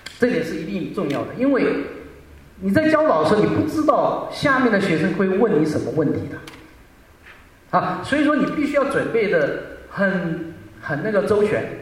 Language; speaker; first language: Chinese; non-native, local second language; Hakka Chinese